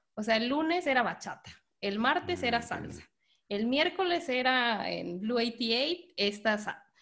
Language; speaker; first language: Spanish; native; Spanish